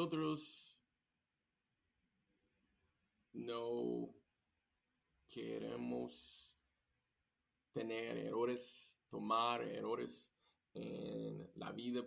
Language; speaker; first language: Spanish; non-native, learner; English